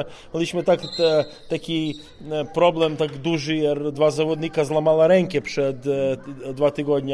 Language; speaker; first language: Polish; non-native, learner; Serbian